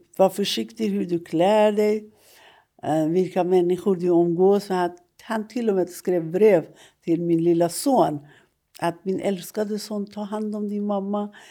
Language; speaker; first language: Swedish; non-native, fluent; Persian